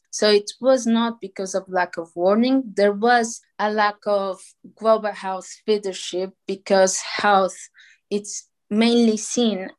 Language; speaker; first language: English; non-native, fluent; Portuguese